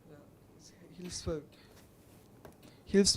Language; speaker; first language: German; non-native, learner; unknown